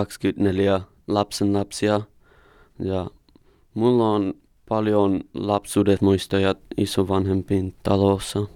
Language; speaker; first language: Finnish; non-native, learner; English